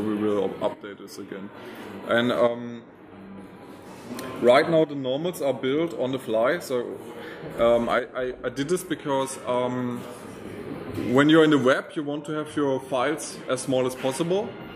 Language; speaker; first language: English; non-native, fluent; German